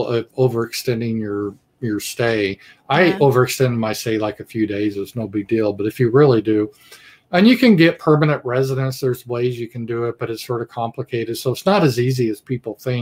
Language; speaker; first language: English; native; English